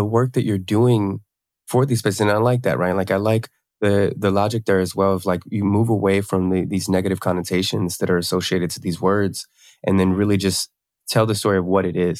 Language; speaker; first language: English; native; English